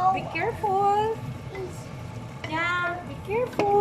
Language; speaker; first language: English; non-native, learner; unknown